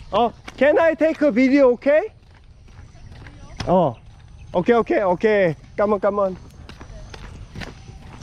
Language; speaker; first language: English; non-native, learner; Korean